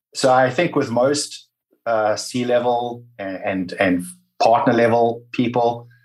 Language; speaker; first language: English; native; English